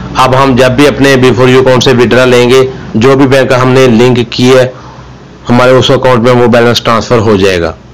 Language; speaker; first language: Urdu; non-native, local second language; Punjabi